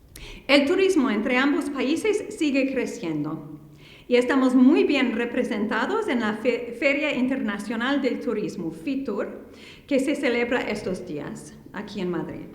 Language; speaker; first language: Spanish; non-native, fluent; English